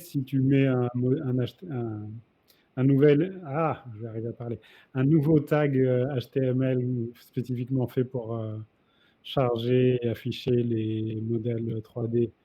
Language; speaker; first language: French; native; French